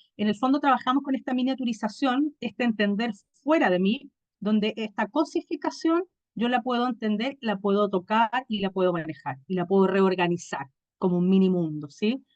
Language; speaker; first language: Spanish; native; Spanish